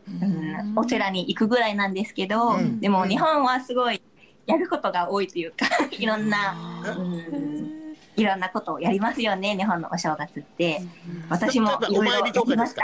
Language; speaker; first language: Japanese; non-native, fluent; Thai